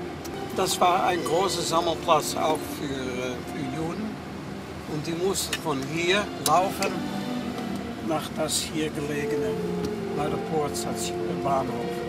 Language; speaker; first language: German; non-native, fluent; Dutch